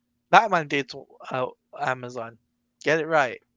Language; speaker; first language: English; native; English